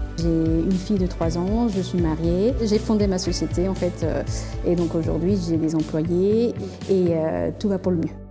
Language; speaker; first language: French; non-native, fluent; Spanish